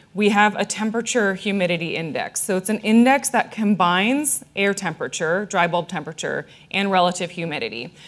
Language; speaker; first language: English; native; English